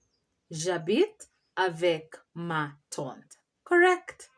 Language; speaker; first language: French; non-native, fluent; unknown